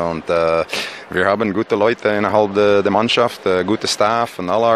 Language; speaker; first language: German; non-native, fluent; English